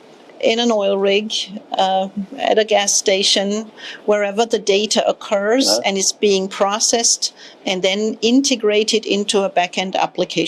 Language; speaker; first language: English; non-native, fluent; German